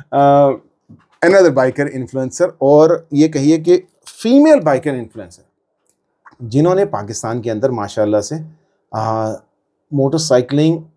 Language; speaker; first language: Urdu; native; Urdu